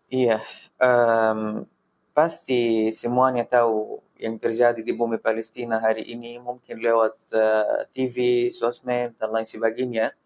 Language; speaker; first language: Indonesian; non-native, fluent; Arabic